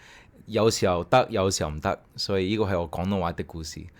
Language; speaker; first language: Cantonese; early bilingual, heritage; Cantonese